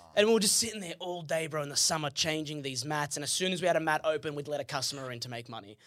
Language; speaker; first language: English; early bilingual, other home language; Arabic